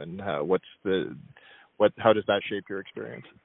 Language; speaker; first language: English; native; English